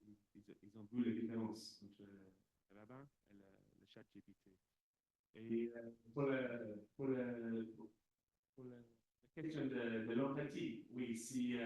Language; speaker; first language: French; non-native, fluent; English